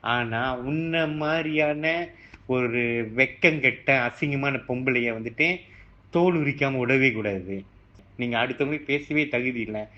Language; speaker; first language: Tamil; early bilingual, heritage; Tamil